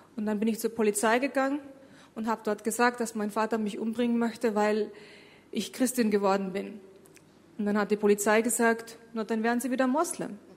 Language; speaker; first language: German; early bilingual, other home language; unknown